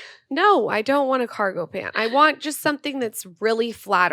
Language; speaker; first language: English; native; English